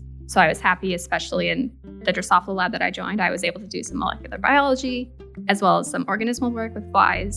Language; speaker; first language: English; native; English